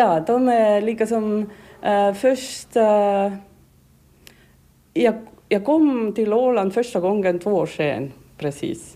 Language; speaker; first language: Swedish; non-native, learner; Finnish